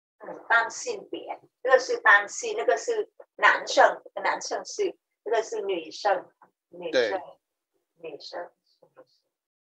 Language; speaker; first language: Chinese; non-native, learner; Vietnamese